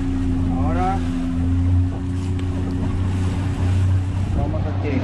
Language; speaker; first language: Spanish; native; Spanish